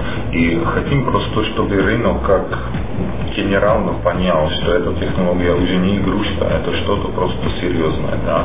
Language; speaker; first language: Russian; non-native, fluent; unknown